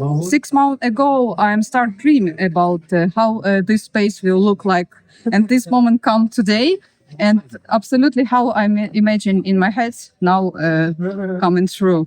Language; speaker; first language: English; non-native, learner; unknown